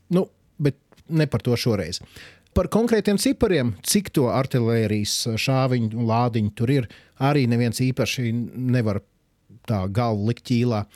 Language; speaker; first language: Latvian; native; Latvian